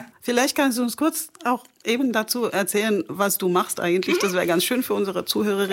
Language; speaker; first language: German; non-native, fluent; French